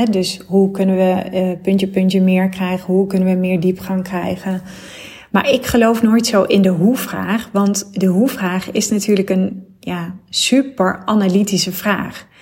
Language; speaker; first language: Dutch; native; Dutch